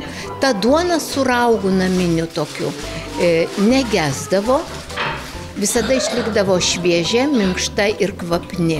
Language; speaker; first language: Lithuanian; native; Lithuanian